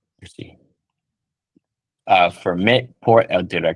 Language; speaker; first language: Spanish; non-native, learner; English